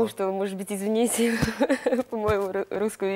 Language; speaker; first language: Russian; non-native, local second language; Latvian